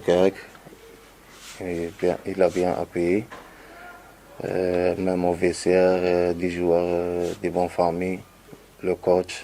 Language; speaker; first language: French; non-native, learner; Arabic